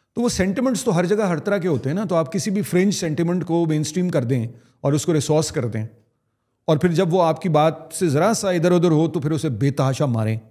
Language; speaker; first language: Urdu; native; Urdu